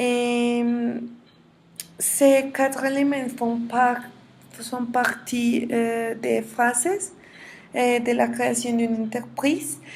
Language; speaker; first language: French; non-native, learner; Spanish